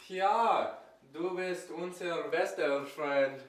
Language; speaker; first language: German; non-native, learner; English